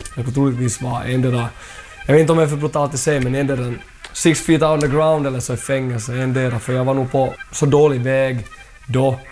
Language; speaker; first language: Swedish; early bilingual, other home language; Thai